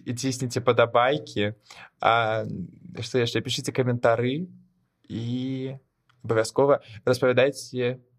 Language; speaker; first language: Belarusian; non-native, local second language; Russian